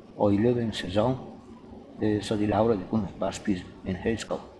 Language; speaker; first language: Danish; non-native, fluent; Italian